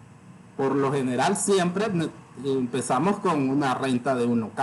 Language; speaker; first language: Spanish; native; Spanish